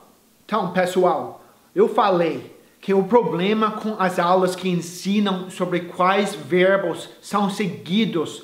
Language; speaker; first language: Portuguese; non-native, fluent; English